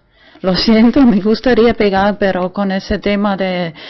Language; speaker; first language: Spanish; non-native, fluent; German